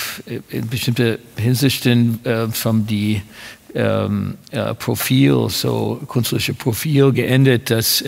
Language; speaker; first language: German; non-native, fluent; English